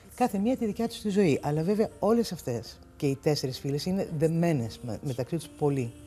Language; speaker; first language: Greek; native; Greek